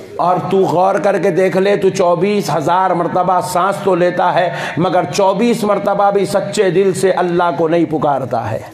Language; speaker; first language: Urdu; native; Urdu